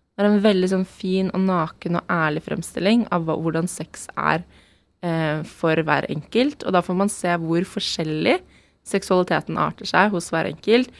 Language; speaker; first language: Norwegian; native; Norwegian